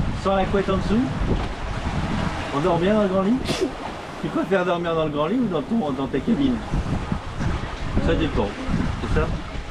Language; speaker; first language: French; native; French